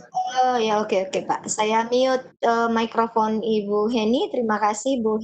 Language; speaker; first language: Indonesian; native; Indonesian